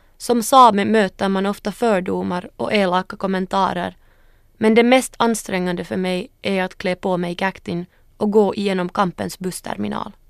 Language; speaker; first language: Swedish; early bilingual, other home language; Northern Sami